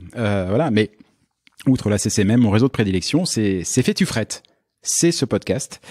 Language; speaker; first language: French; native; French